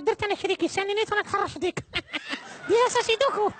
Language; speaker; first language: Arabic; native; Arabic